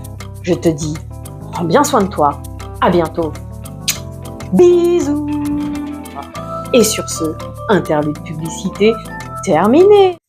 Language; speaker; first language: French; native; French